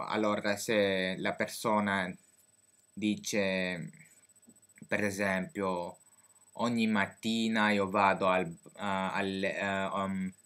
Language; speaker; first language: Italian; non-native, fluent; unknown